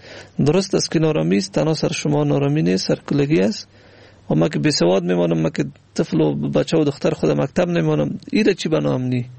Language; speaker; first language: Persian; native; Persian